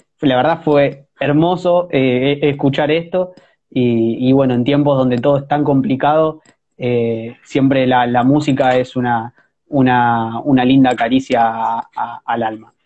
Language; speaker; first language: Spanish; native; Spanish